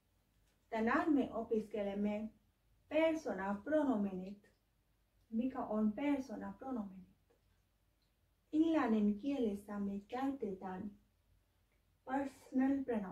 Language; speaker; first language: Finnish; non-native, learner; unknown